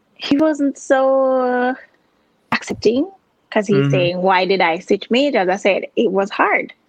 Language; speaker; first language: English; non-native, local second language; Jamaican Creole English